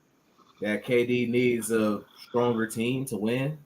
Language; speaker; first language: English; native; English